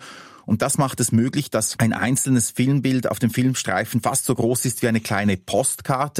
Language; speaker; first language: German; native; German